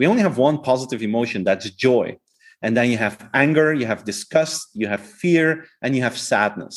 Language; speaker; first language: English; non-native, fluent; Dutch